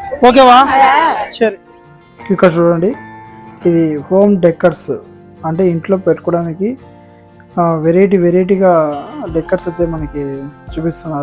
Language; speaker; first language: Telugu; native; Telugu